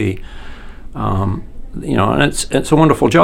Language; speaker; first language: English; native; English